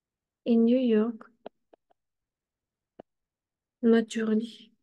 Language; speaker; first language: German; non-native, fluent; Ukrainian